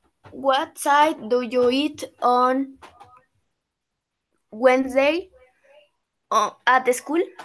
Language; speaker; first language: English; non-native, learner; Spanish